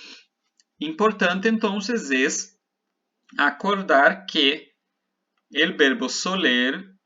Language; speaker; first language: Spanish; non-native, fluent; Portuguese